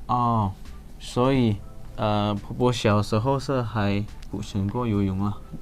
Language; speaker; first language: Chinese; early bilingual, heritage; Indonesian